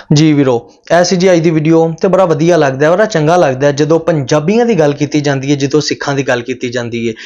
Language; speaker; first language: Punjabi; native; Punjabi